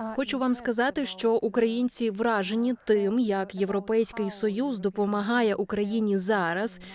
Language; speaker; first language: Ukrainian; native; Ukrainian